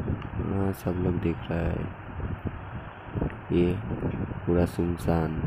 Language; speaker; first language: Hindi; non-native, local second language; Bangla